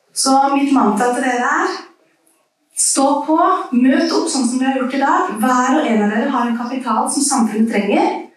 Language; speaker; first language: Norwegian; early bilingual, other home language; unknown